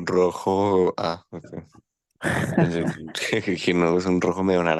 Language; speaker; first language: Spanish; native; Spanish